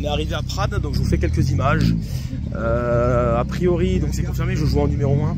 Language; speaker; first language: French; native; French